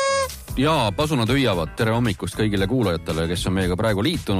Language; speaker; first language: Estonian; native; Estonian